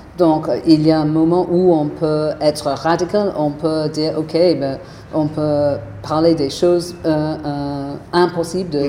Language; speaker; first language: French; non-native, fluent; English